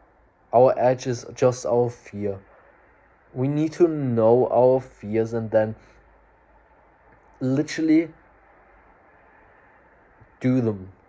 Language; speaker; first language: English; non-native, fluent; German